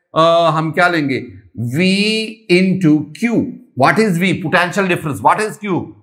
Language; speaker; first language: Urdu; non-native, local second language; Punjabi